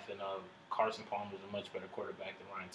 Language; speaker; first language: English; native; English